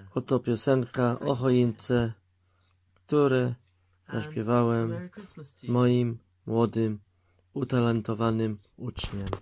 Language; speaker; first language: Polish; non-native, learner; English